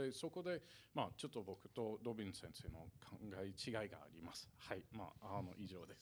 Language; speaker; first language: Japanese; non-native, fluent; English